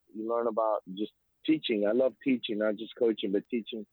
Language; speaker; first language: English; non-native, fluent; Spanish